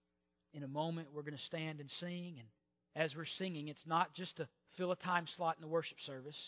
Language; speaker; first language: English; native; English